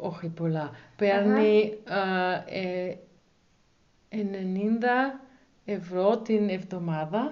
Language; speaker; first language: Greek; non-native, learner; German